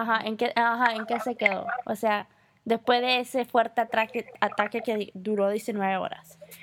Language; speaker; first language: Spanish; early bilingual, heritage; Spanish